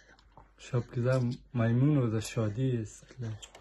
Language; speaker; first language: German; non-native, learner; Persian